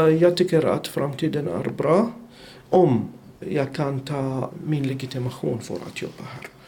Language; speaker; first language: Swedish; non-native, learner; Arabic